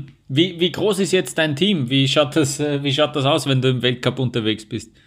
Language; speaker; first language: German; native; German